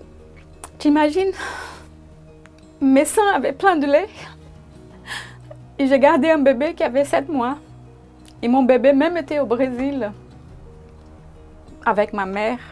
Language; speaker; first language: French; non-native, fluent; Portuguese